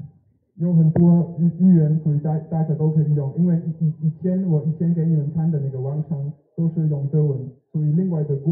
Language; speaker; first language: Chinese; non-native, learner; German